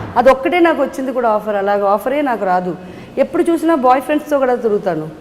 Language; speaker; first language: Telugu; native; Telugu